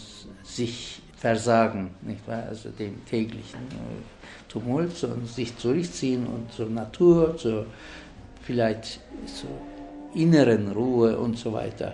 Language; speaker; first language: German; non-native, fluent; Turkish